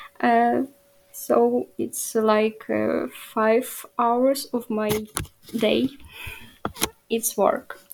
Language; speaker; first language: English; non-native, learner; Ukrainian